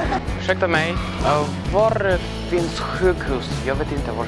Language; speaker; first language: Swedish; non-native, learner; Russian